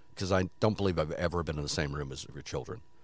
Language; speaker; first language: English; native; English